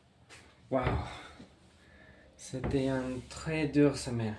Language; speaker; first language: French; non-native, fluent; Spanish